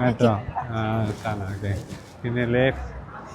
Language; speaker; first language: Indonesian; non-native, learner; Catalan